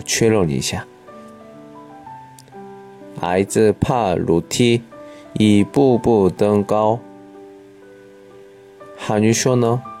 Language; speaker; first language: Chinese; non-native, learner; Korean